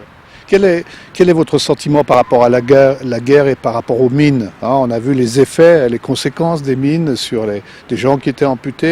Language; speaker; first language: French; native; French